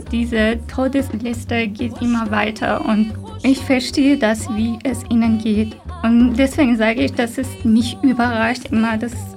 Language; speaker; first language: German; non-native, fluent; Persian